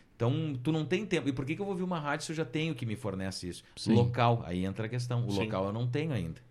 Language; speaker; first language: Portuguese; native; Portuguese